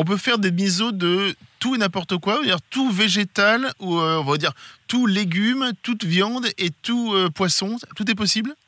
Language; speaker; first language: French; native; French